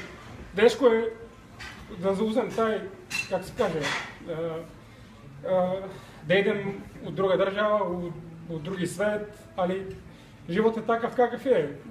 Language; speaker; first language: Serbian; non-native, fluent; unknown